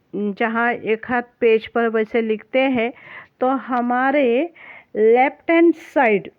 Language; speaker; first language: Hindi; non-native, local second language; Marathi